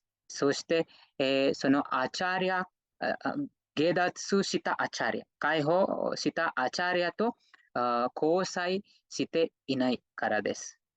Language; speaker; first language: Japanese; non-native, fluent; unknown